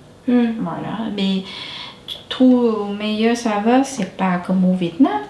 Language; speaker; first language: French; non-native, learner; Vietnamese